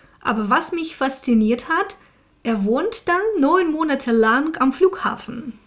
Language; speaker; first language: German; non-native, fluent; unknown